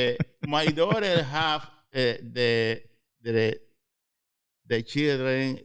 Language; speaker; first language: English; non-native, learner; Spanish